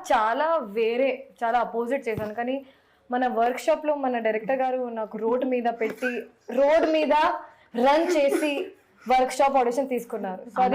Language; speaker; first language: Telugu; non-native, fluent; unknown